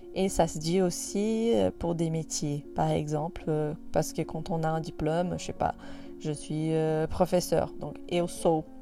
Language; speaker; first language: French; non-native, fluent; Portuguese